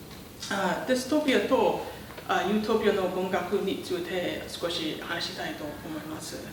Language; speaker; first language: Japanese; non-native, fluent; English